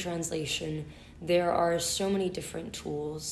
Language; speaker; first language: English; non-native, fluent; Spanish